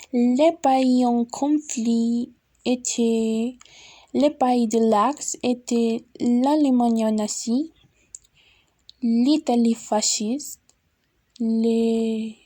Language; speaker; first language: French; non-native, learner; Spanish